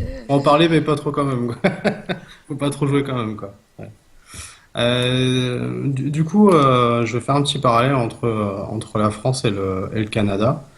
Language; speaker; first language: French; native; French